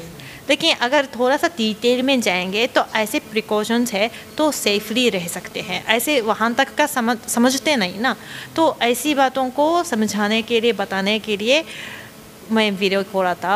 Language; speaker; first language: Hindi; non-native, fluent; Japanese